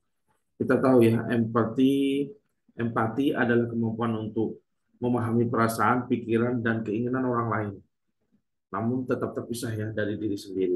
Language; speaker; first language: Indonesian; native; Indonesian